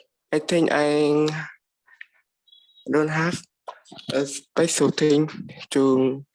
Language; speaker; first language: English; non-native, learner; Vietnamese